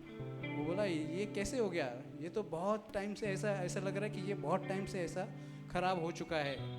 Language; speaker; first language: Hindi; non-native, local second language; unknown